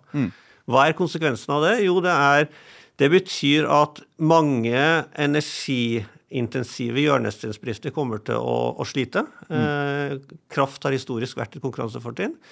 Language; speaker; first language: Norwegian; non-native, fluent; German